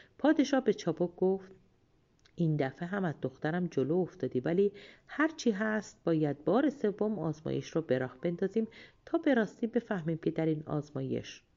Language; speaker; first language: Persian; native; Persian